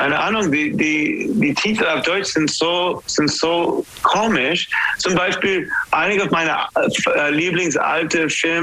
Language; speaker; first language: German; non-native, learner; English